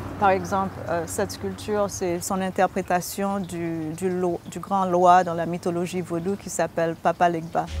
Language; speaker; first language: French; early bilingual, heritage; French